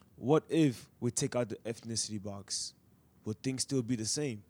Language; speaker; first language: English; native; English